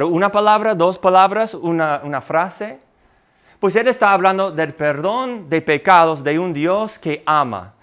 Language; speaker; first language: Spanish; non-native, fluent; English